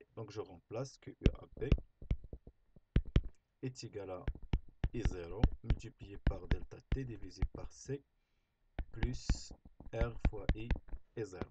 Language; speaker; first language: French; non-native, local second language; Arabic